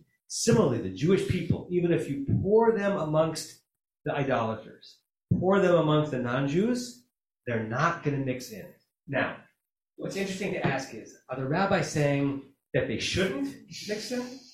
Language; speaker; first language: English; native; English